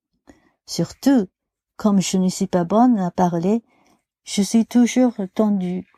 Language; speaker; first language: French; non-native, learner; Japanese